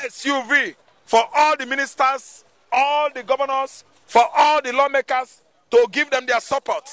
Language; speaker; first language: English; non-native, local second language; Igbo